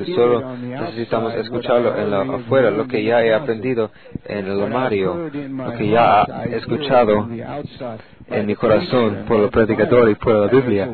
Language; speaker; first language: Spanish; non-native, fluent; English